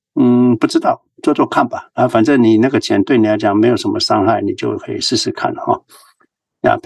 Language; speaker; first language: Chinese; native; Chinese